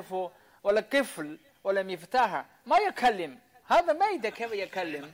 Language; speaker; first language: Arabic; non-native, learner; Chinese